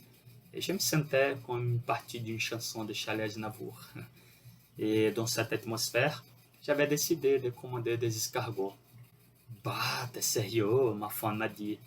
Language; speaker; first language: French; non-native, fluent; Portuguese